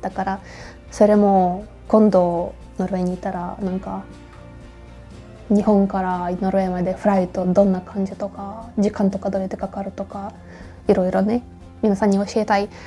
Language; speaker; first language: Japanese; non-native, fluent; Norwegian